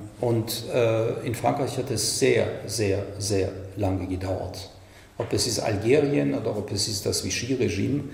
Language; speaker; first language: German; non-native, fluent; French